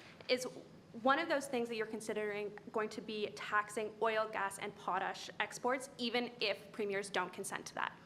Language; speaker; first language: English; native; English